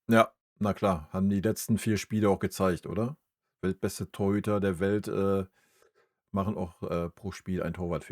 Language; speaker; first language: German; native; German